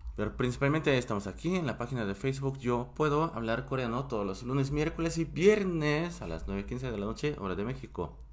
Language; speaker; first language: Spanish; non-native, fluent; Korean